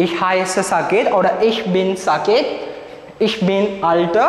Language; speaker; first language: German; non-native, learner; Marathi